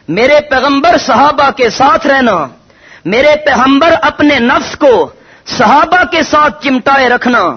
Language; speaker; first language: Urdu; non-native, local second language; Punjabi